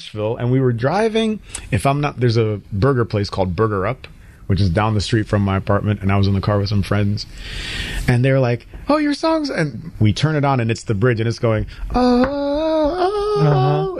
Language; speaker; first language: English; native; English